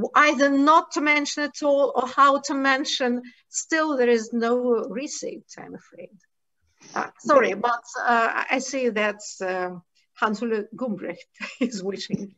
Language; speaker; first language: English; non-native, fluent; Russian